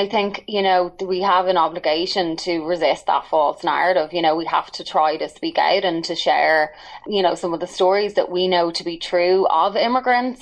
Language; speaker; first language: English; native; English